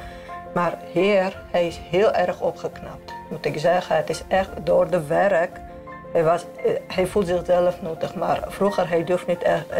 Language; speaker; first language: Dutch; non-native, learner; Armenian